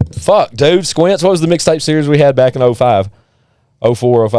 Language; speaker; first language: English; native; English